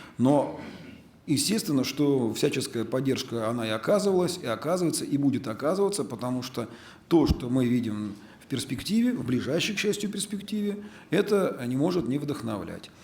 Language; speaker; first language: Russian; native; Russian